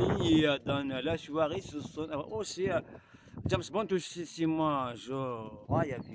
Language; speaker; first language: French; non-native, learner; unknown